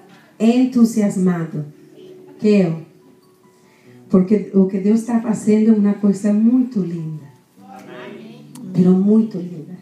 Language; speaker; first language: Portuguese; non-native, fluent; Spanish